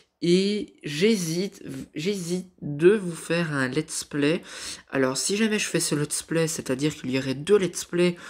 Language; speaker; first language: French; native; French